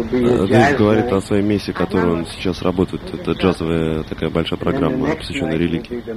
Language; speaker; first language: Russian; native; Russian